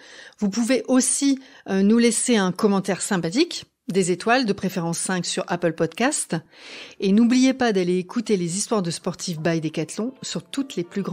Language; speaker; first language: French; native; French